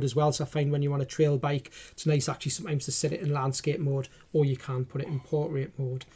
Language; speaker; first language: English; native; English